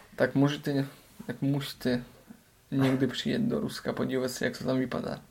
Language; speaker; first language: Czech; non-native, fluent; Russian